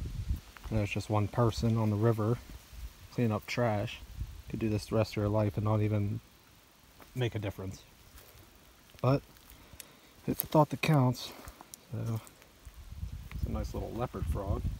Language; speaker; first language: English; native; English